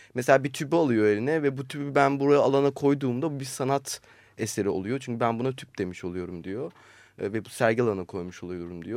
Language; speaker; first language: Turkish; native; Turkish